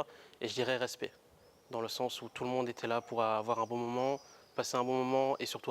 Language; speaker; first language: French; native; French